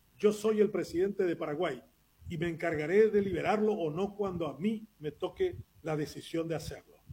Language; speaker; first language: Spanish; non-native, local second language; Guarani